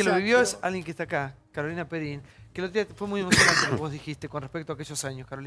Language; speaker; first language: Spanish; native; Spanish